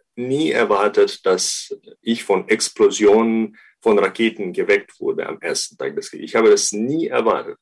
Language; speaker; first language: German; non-native, fluent; Ukrainian